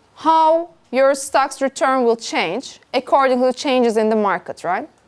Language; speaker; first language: English; non-native, fluent; Turkish